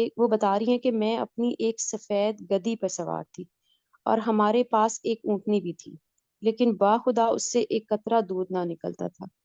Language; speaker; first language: Urdu; native; Urdu